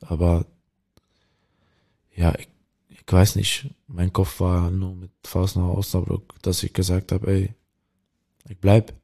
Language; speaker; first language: German; non-native, learner; Dutch